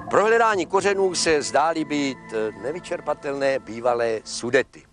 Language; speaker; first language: Czech; native; Czech